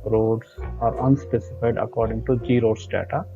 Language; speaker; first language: English; non-native, local second language; Kannada